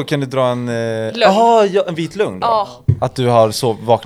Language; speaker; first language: Swedish; native; Swedish